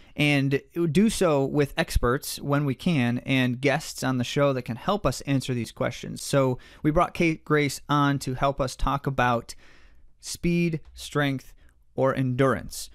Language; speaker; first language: English; native; English